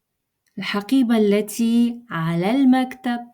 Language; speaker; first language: Arabic; non-native, fluent; Russian